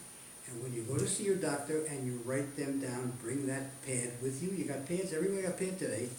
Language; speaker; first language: English; native; English